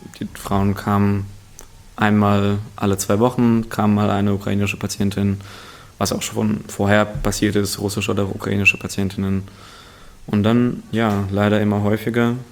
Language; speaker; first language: German; early bilingual, other home language; Russian